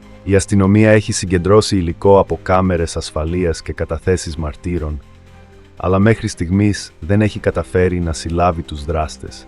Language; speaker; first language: Greek; native; Greek